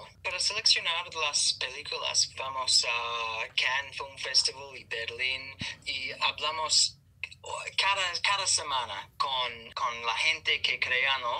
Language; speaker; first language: Spanish; non-native, fluent; English